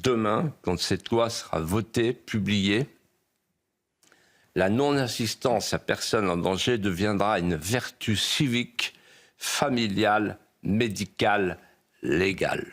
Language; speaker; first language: French; native; French